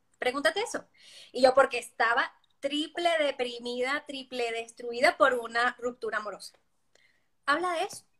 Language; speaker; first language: Spanish; native; Spanish